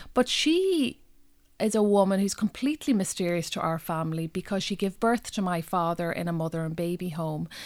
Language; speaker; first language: English; non-native, local second language; Irish